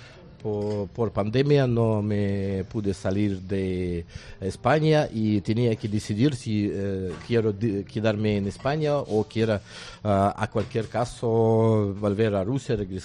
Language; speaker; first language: Spanish; non-native, learner; Russian